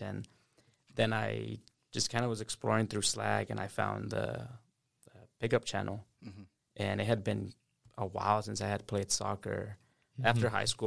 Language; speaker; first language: English; native; English